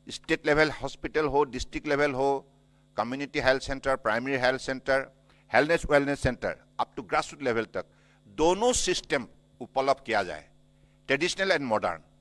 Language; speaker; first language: Hindi; non-native, local second language; Assamese